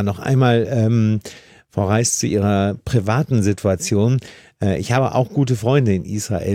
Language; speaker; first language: German; native; German